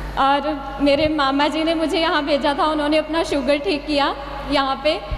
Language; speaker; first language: Hindi; native; Hindi